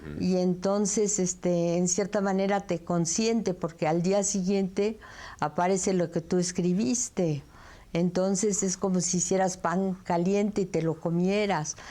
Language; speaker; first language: Spanish; early bilingual, other home language; French